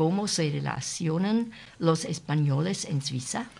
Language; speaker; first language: Spanish; non-native, learner; German